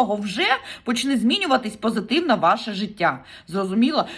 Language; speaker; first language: Ukrainian; non-native, local second language; Russian